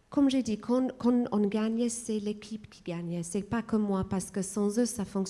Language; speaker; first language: French; non-native, fluent; English